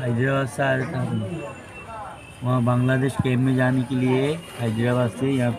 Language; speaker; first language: Hindi; non-native, learner; Rohingya